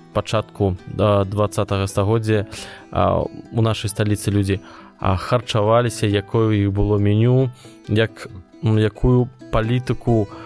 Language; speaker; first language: Belarusian; non-native, local second language; Russian